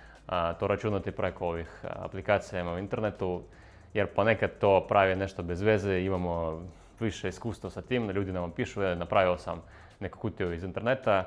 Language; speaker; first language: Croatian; non-native, fluent; Russian